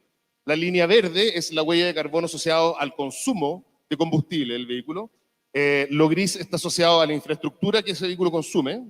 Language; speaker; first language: Spanish; native; Spanish